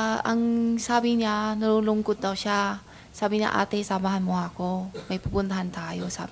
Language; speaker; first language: Filipino; non-native, learner; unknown